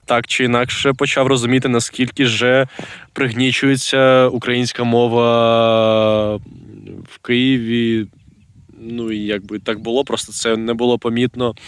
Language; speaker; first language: Ukrainian; non-native, local second language; Russian